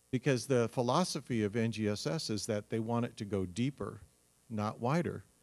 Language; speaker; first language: English; native; English